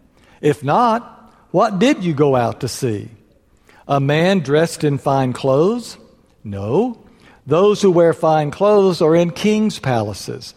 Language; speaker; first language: English; native; English